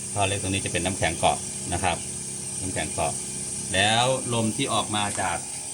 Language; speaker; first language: Thai; native; Thai